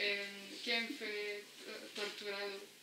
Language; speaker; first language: Portuguese; non-native, learner; French